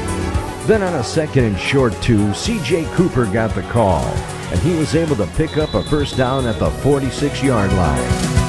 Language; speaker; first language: English; native; English